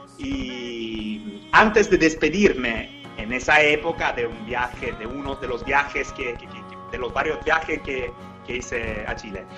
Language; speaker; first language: Spanish; non-native, fluent; Italian